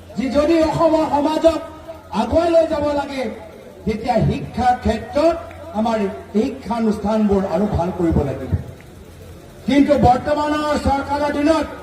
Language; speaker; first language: Assamese; native; Assamese